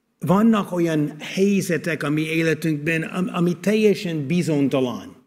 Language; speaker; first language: Hungarian; non-native, fluent; English